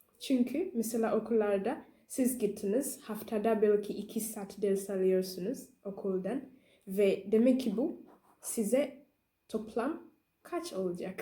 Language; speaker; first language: Turkish; non-native, learner; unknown